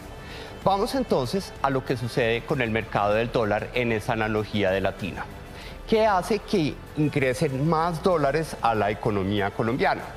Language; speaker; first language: Spanish; native; Spanish